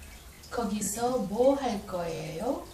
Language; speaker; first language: Korean; non-native, learner; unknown